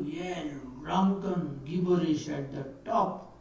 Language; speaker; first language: English; non-native, local second language; Marathi